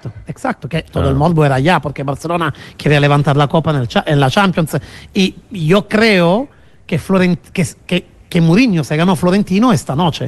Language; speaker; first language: Spanish; non-native, fluent; Italian